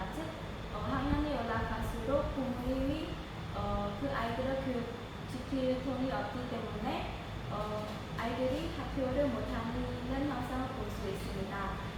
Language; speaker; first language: Korean; non-native, learner; Khmer